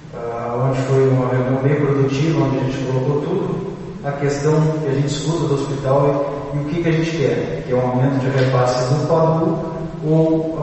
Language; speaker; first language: Portuguese; native; Portuguese